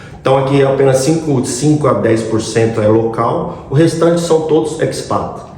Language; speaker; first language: Portuguese; native; Portuguese